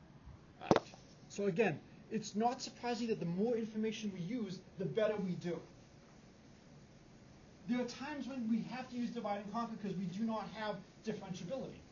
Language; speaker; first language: English; native; English